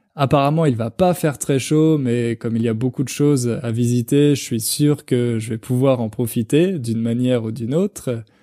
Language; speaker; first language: French; native; French